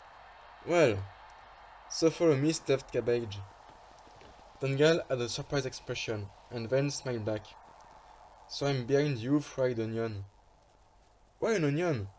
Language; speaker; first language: English; non-native, fluent; French